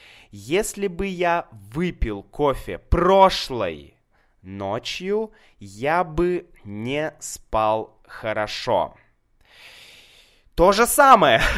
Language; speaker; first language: Russian; native; Russian